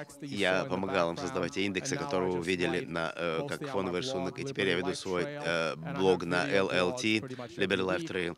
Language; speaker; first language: Russian; native; Russian